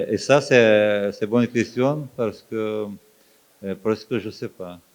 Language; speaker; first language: French; non-native, fluent; Ukrainian